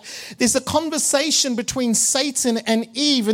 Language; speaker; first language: English; early bilingual, other home language; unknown